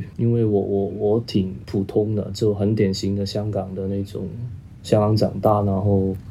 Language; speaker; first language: Chinese; non-native, local second language; Cantonese